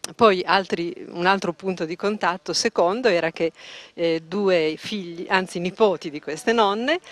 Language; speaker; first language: Italian; native; Italian